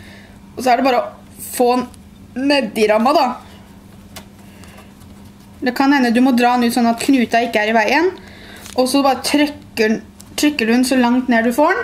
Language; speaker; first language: Norwegian; native; Norwegian